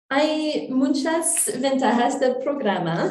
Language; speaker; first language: Spanish; non-native, fluent; French